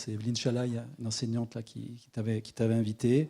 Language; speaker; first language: French; native; French